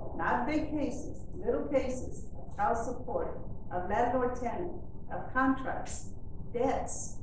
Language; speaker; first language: English; early bilingual, other home language; Spanish